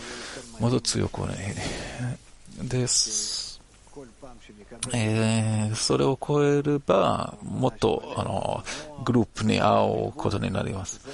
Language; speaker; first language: Japanese; non-native, learner; Hebrew